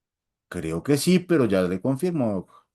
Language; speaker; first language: Spanish; native; Spanish